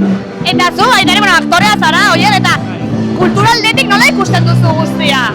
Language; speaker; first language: Basque; native; Basque